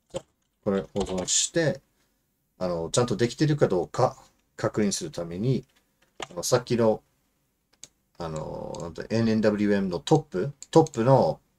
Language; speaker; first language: Japanese; non-native, fluent; English